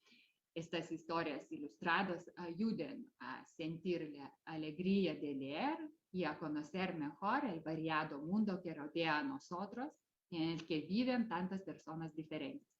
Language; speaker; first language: Spanish; non-native, fluent; Lithuanian